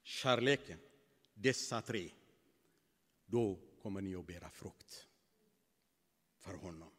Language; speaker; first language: Swedish; non-native, fluent; Tigrinya